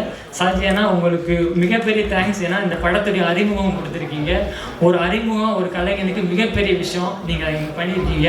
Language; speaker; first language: Tamil; native; Tamil